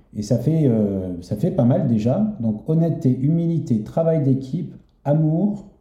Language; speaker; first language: French; native; French